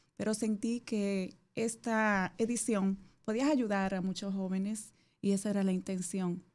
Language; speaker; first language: Spanish; native; Spanish